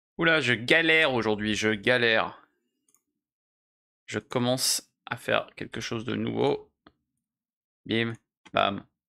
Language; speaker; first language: French; native; French